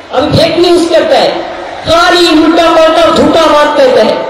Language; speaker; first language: Hindi; non-native, local second language; Bangla